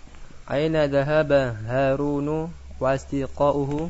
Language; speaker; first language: Arabic; non-native, learner; Indonesian